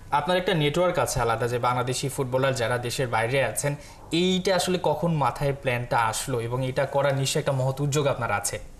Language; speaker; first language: Bangla; native; Bangla